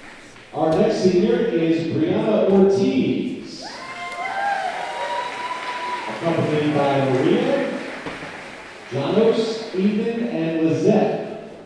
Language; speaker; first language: English; native; English